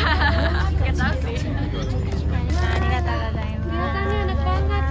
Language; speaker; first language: Indonesian; non-native, fluent; Japanese